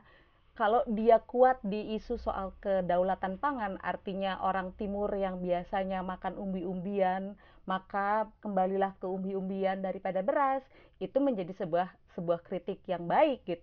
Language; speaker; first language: Indonesian; native; Indonesian